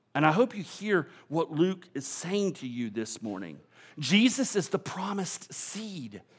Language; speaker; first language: English; native; English